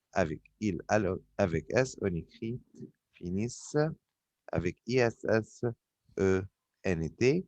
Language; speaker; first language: French; non-native, fluent; Arabic